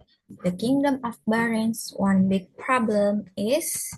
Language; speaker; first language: English; non-native, fluent; Indonesian